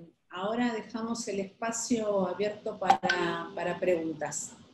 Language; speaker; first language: Spanish; native; Spanish